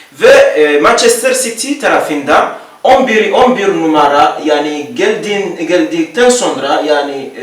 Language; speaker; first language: Turkish; non-native, learner; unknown